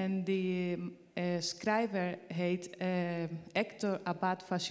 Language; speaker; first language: Dutch; non-native, learner; Spanish